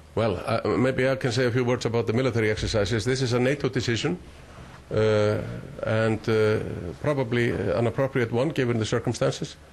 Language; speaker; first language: English; non-native, fluent; Icelandic